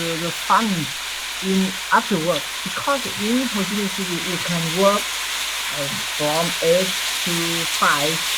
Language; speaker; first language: English; non-native, learner; Vietnamese